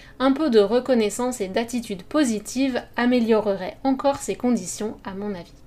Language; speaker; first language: French; native; French